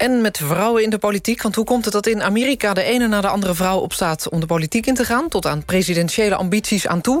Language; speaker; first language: Dutch; native; Dutch